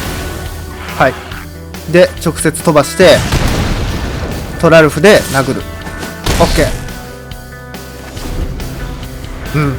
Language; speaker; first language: Japanese; native; Japanese